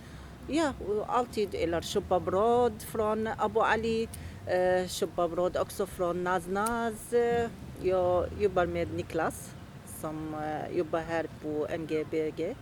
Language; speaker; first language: Swedish; non-native, learner; Arabic